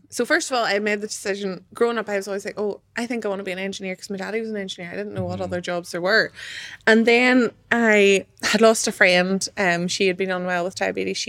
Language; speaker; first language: English; native; English